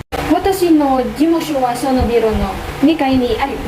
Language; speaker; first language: Japanese; non-native, learner; Filipino